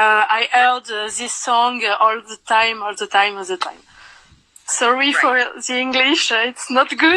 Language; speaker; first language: English; non-native, learner; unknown